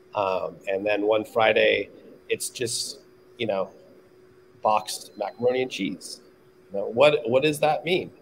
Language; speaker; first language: English; native; English